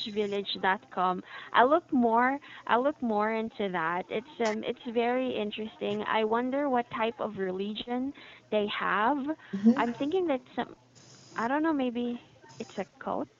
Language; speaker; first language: English; non-native, fluent; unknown